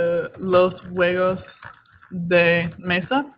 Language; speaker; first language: Spanish; non-native, fluent; English